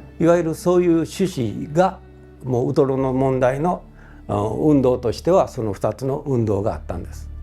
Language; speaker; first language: Japanese; native; Japanese